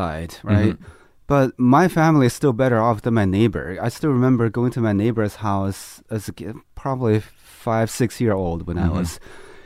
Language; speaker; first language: English; non-native, fluent; Chinese